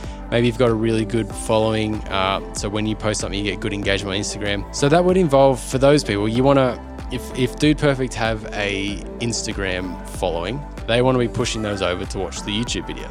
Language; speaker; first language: English; native; English